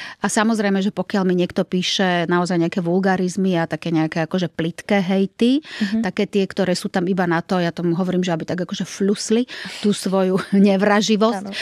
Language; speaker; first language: Slovak; native; Slovak